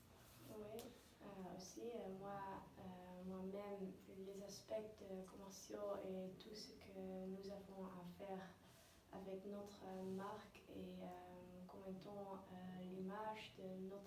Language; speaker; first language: French; non-native, learner; Dutch